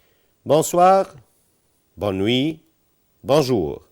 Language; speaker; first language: French; non-native, fluent; Arabic